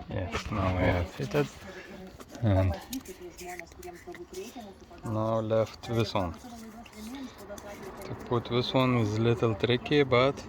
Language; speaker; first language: English; non-native, learner; Lithuanian